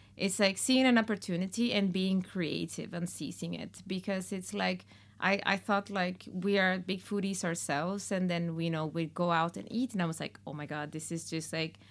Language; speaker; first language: English; non-native, fluent; Spanish